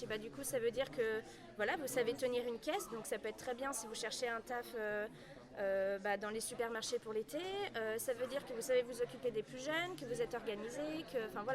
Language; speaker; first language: French; native; French